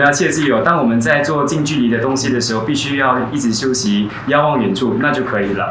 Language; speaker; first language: Chinese; native; Chinese